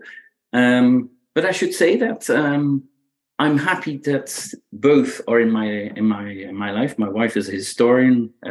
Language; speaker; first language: English; non-native, fluent; Dutch